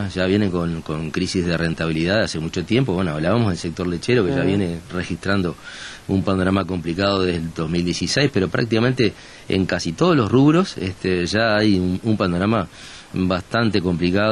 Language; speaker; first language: Spanish; native; Spanish